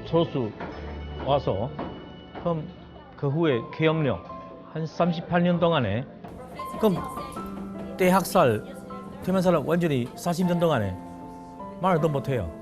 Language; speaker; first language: Korean; non-native, fluent; Chinese